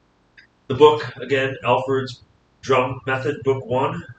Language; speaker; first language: English; native; English